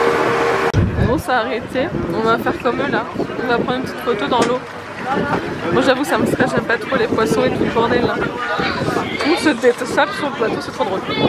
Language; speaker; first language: French; native; French